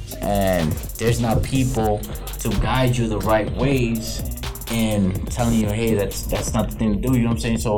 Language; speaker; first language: English; early bilingual, other home language; Spanish